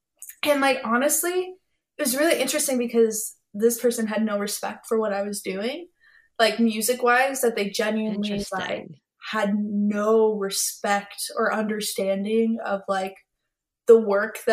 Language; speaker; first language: English; native; English